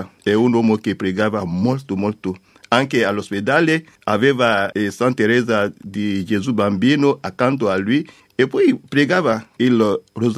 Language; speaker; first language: Italian; non-native, learner; French